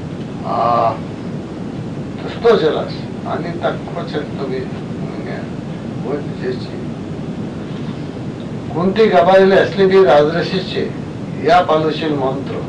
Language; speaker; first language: Russian; non-native, learner; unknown